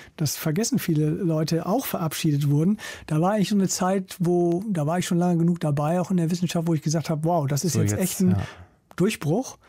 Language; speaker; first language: German; native; German